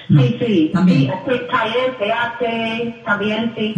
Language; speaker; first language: Spanish; non-native, fluent; English